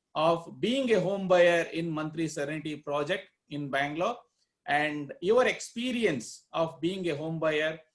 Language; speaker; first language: English; non-native, local second language; Kannada